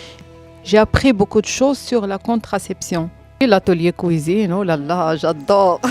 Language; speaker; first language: French; non-native, learner; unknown